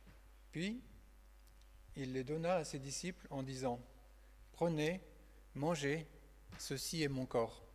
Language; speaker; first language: French; native; French